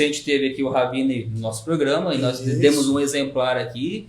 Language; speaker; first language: Portuguese; native; Portuguese